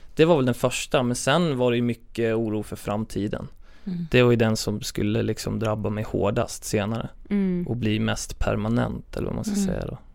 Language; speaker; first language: Swedish; native; Swedish